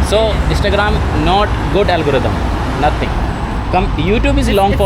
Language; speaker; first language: English; non-native, learner; Hindi